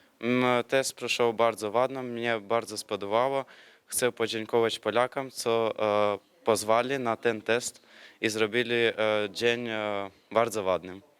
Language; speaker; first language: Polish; non-native, learner; Ukrainian